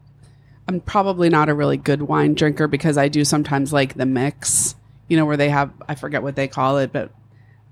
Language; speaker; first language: English; native; English